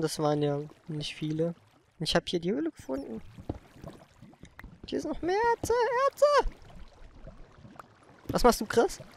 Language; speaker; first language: German; native; German